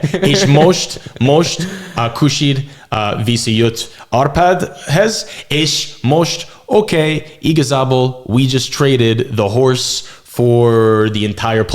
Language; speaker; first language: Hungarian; non-native, learner; English